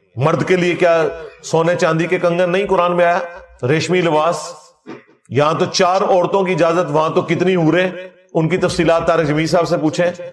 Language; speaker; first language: Urdu; non-native, local second language; Punjabi